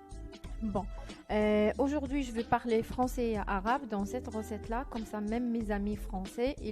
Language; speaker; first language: French; non-native, fluent; Arabic